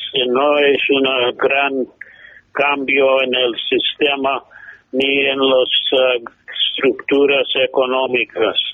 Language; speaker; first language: Spanish; non-native, fluent; English